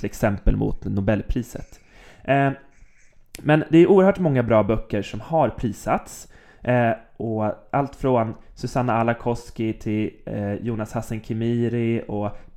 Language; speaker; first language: Swedish; native; Swedish